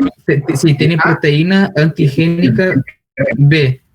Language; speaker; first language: Spanish; non-native, fluent; Portuguese